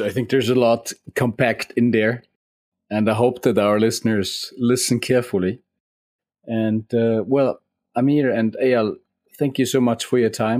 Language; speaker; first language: English; non-native, fluent; German